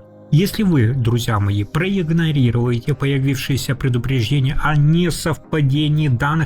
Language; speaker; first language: Russian; native; Russian